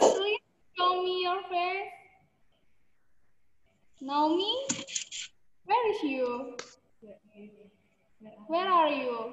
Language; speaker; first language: English; non-native, learner; Indonesian